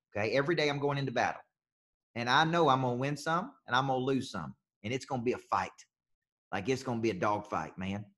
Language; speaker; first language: English; native; English